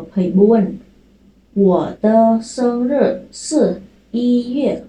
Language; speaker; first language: Chinese; non-native, fluent; Khmer